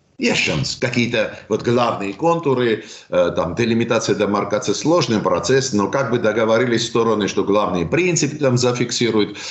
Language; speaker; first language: Russian; non-native, local second language; Armenian